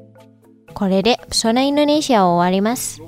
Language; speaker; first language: Japanese; non-native, fluent; Indonesian